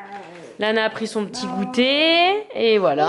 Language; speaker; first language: French; native; French